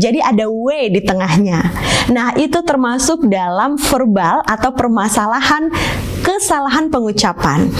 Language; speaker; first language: Indonesian; native; Indonesian